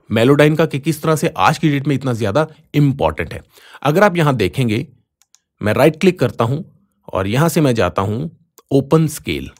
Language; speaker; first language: Hindi; native; Hindi